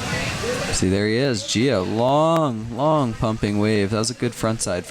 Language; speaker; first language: English; native; English